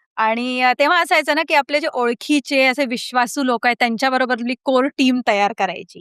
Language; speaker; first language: Marathi; early bilingual, heritage; Marathi